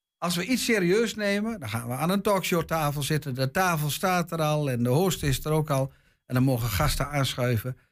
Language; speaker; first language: Dutch; native; Dutch